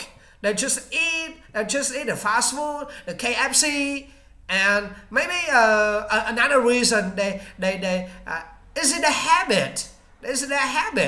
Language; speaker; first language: English; non-native, learner; Vietnamese